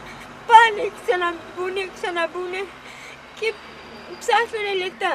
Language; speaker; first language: Greek; non-native, fluent; Bulgarian